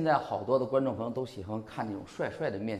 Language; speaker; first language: Chinese; native; Chinese